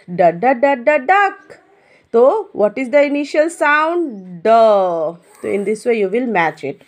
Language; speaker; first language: English; non-native, local second language; Hindi